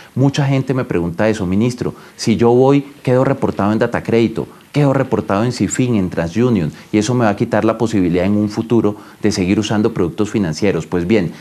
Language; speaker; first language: Spanish; native; Spanish